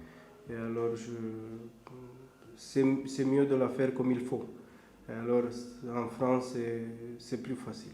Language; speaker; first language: French; non-native, fluent; Romanian